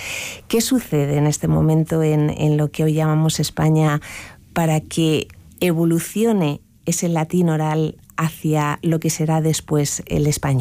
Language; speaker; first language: Spanish; native; Spanish